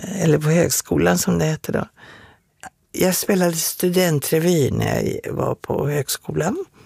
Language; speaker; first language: Swedish; native; Swedish